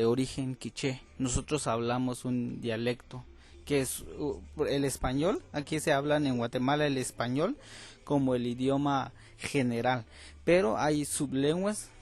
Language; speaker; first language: Spanish; non-native, local second language; Kʼicheʼ